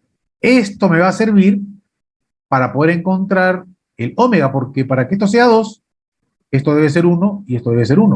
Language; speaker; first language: Spanish; native; Spanish